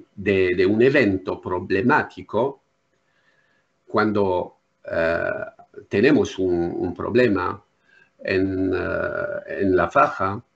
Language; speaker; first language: Spanish; non-native, learner; French